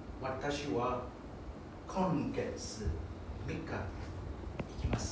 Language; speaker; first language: Japanese; non-native, learner; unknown